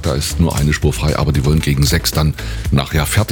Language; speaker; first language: German; native; German